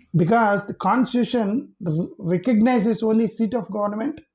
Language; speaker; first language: English; non-native, local second language; Telugu